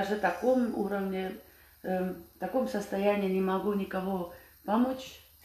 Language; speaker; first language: Russian; non-native, fluent; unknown